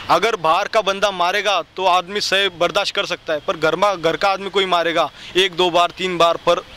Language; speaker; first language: Hindi; non-native, local second language; Marathi